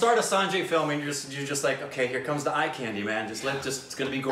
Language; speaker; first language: English; native; English